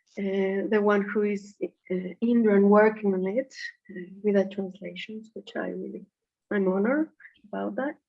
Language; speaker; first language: English; non-native, fluent; Spanish